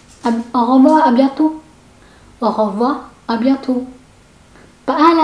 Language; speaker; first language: French; non-native, learner; Filipino